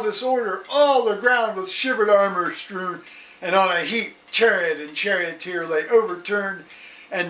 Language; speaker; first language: English; native; English